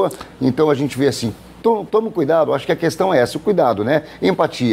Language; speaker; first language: Portuguese; native; Portuguese